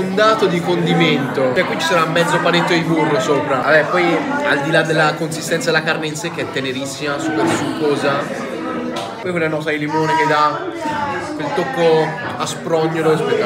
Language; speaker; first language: Italian; native; Italian